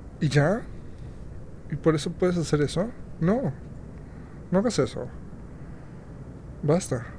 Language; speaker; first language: Spanish; native; Spanish